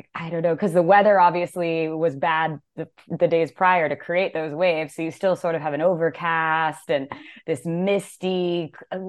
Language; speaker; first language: English; native; English